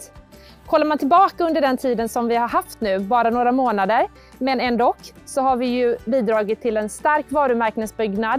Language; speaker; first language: Swedish; native; Swedish